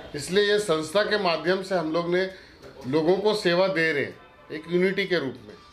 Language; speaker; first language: Hindi; native; Hindi